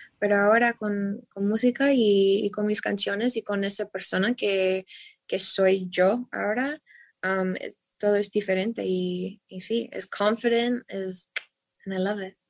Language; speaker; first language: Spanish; non-native, learner; English